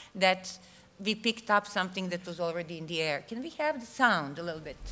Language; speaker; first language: English; non-native, fluent; Serbian